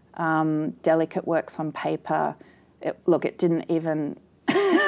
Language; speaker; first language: English; native; English